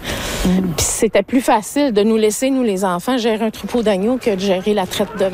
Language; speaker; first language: French; native; French